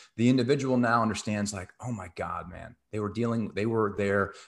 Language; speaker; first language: English; native; English